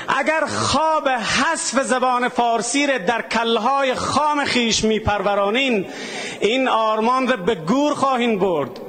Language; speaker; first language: Persian; native; Persian